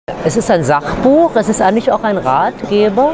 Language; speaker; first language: German; native; German